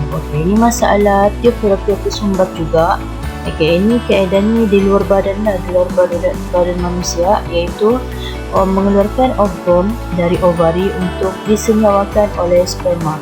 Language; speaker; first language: Malay; native; Malay